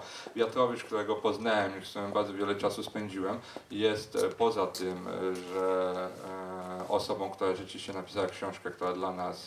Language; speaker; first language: Polish; native; Polish